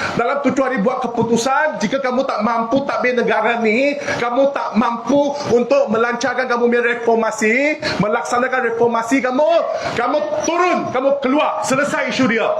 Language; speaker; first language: Malay; non-native, local second language; Chinese